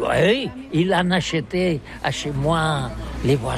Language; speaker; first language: French; non-native, learner; Catalan